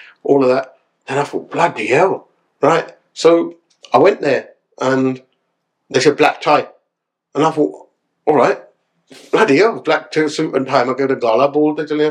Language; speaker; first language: English; native; English